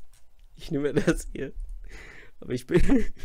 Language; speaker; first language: German; native; German